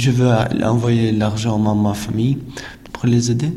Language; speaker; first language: French; non-native, learner; Albanian